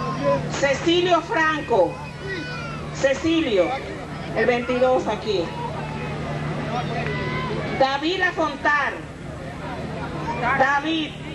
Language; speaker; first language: Spanish; native; Spanish